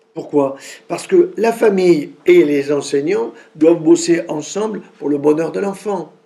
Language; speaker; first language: French; native; French